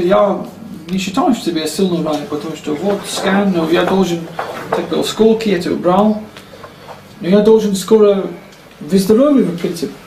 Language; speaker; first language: Russian; non-native, learner; English